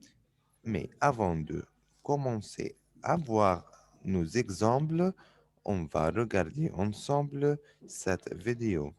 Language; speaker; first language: French; non-native, fluent; Arabic